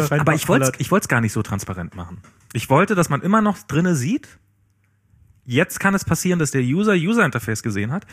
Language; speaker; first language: German; native; German